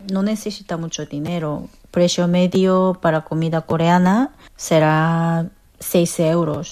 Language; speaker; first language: Spanish; non-native, fluent; Korean